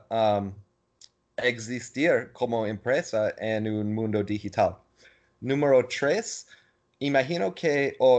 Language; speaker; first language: Spanish; non-native, learner; English